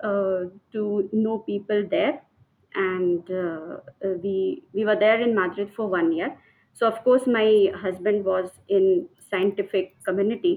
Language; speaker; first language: English; non-native, local second language; Marathi